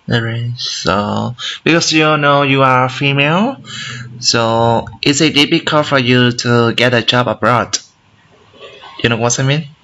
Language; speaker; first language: English; non-native, learner; Vietnamese